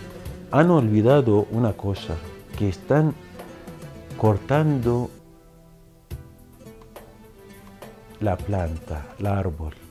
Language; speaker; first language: Spanish; non-native, fluent; Arabic